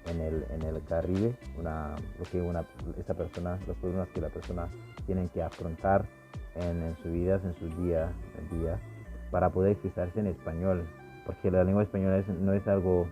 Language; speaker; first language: Spanish; non-native, fluent; Haitian Creole